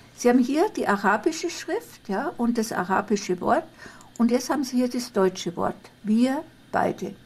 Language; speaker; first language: German; native; German